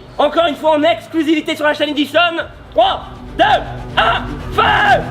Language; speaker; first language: French; native; French